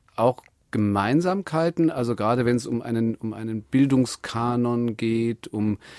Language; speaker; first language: German; native; German